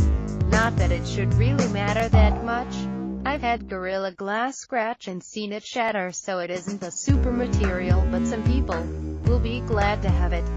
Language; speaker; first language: English; native; English